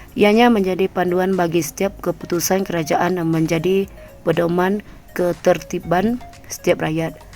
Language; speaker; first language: Malay; non-native, local second language; Chinese